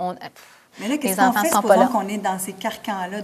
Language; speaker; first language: French; native; French